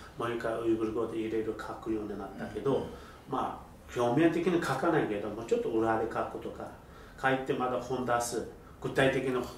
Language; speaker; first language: Japanese; non-native, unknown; Uyghur